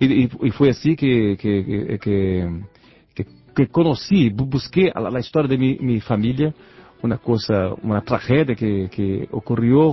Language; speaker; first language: Spanish; non-native, learner; Portuguese